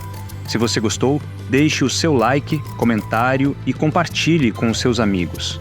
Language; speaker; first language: Portuguese; native; Portuguese